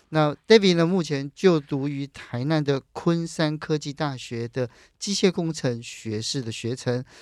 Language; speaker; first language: Chinese; native; Chinese